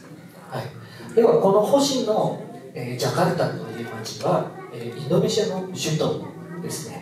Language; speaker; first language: Japanese; non-native, fluent; Indonesian